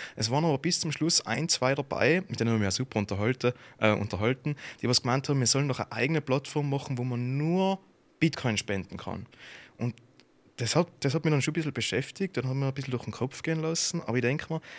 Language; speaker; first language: German; native; German